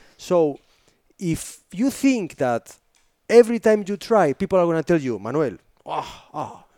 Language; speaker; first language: English; non-native, fluent; Spanish